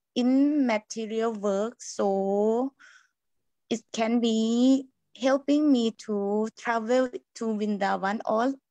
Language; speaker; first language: English; non-native, learner; Thai